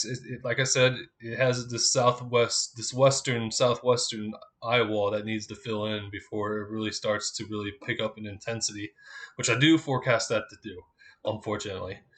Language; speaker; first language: English; native; English